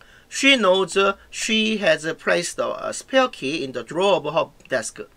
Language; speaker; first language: English; non-native, fluent; Korean